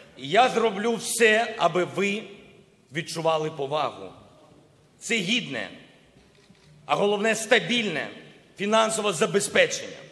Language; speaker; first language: Ukrainian; non-native, local second language; Russian